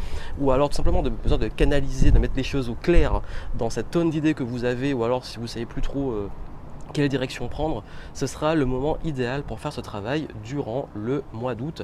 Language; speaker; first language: French; native; French